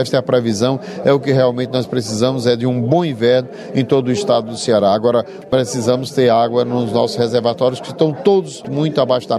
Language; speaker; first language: Portuguese; native; Portuguese